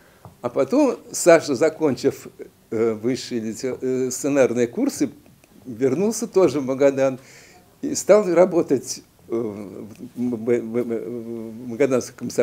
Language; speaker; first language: Russian; native; Russian